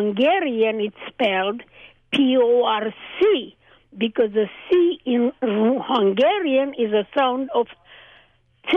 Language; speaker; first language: English; non-native, fluent; Hungarian